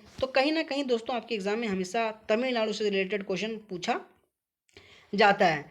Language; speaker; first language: Hindi; native; Hindi